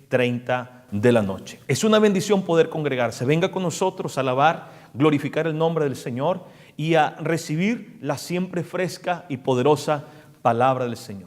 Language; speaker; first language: Spanish; native; Spanish